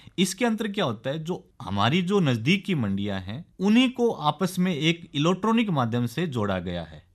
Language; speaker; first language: Hindi; native; Hindi